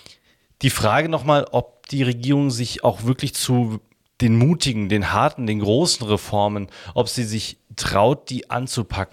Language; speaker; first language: German; native; German